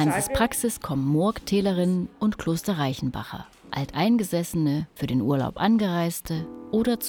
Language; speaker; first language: German; native; German